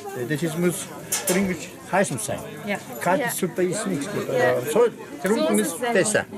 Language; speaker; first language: German; non-native, learner; Turkish